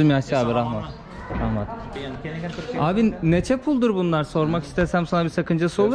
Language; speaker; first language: Turkish; native; Turkish